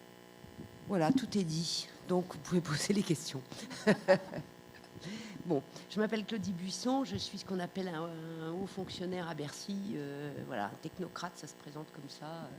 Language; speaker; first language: French; native; French